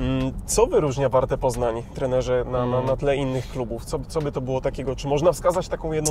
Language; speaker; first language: Polish; native; Polish